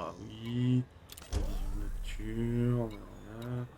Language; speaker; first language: French; native; French